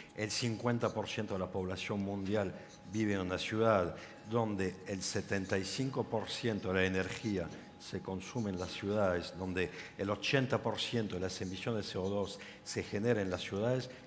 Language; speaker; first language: Spanish; non-native, fluent; French